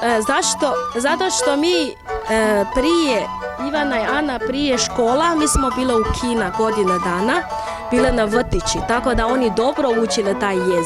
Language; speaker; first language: Bosnian; non-native, learner; Chinese